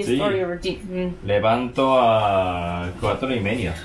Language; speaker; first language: Spanish; non-native, learner; Japanese